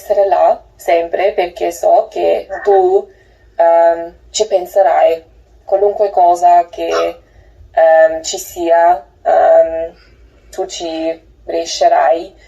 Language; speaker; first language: Italian; non-native, learner; English